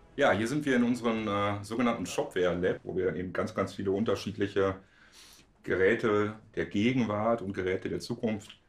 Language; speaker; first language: German; native; German